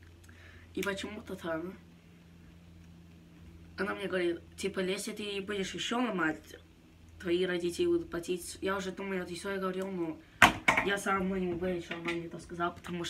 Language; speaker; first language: Russian; early bilingual, heritage; Russian